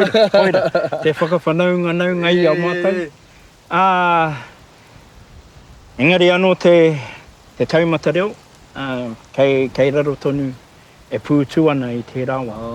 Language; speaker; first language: Māori; non-native, local second language; English